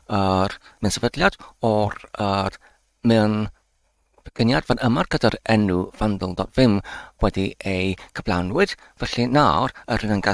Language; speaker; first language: Welsh; non-native, learner; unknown